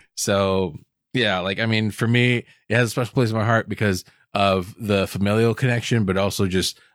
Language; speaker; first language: English; native; English